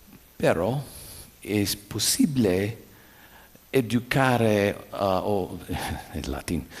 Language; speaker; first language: Spanish; non-native, learner; English